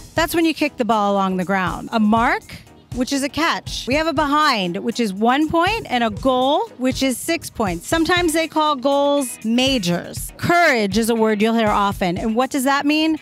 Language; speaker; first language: English; native; English